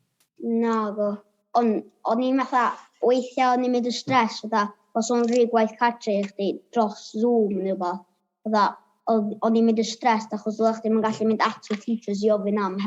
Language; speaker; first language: Welsh; native; Welsh